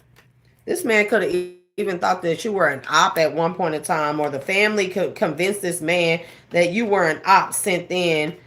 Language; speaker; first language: English; native; English